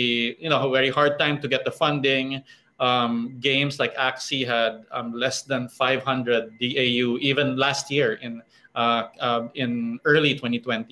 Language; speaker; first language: English; non-native, local second language; Filipino